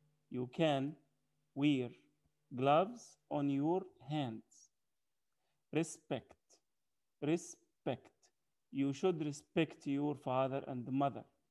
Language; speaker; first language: English; non-native, fluent; Arabic